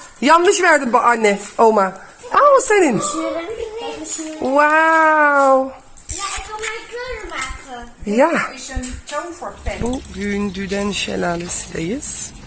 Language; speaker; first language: Turkish; non-native, fluent; Dutch